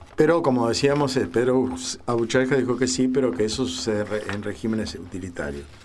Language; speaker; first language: Spanish; native; Spanish